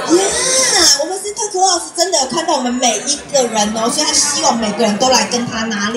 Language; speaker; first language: Chinese; native; Chinese